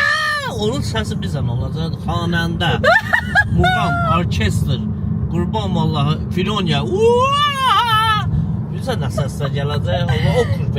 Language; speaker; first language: Azerbaijani; native; Azerbaijani